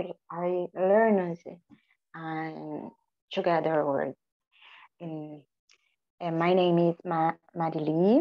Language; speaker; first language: English; non-native, learner; Portuguese